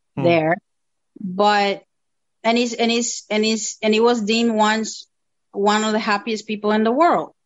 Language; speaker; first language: English; non-native, fluent; Spanish